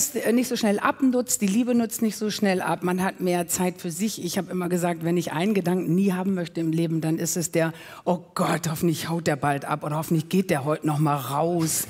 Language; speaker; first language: German; native; German